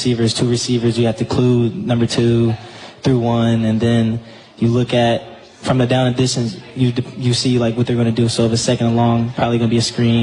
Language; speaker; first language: English; native; English